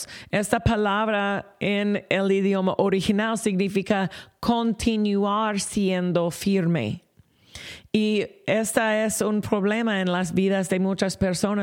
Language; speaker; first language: Spanish; non-native, fluent; English